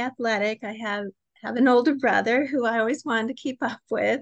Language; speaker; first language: English; native; English